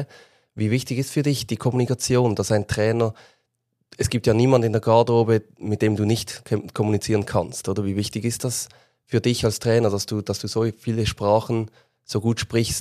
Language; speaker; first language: German; native; German